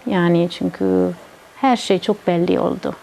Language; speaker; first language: Turkish; non-native, learner; Italian